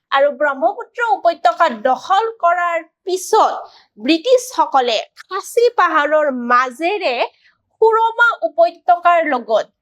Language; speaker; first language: Assamese; native; Assamese